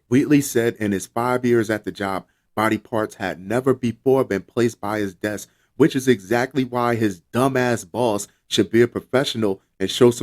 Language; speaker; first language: English; native; English